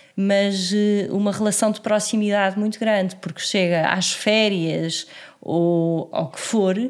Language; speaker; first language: Portuguese; native; Portuguese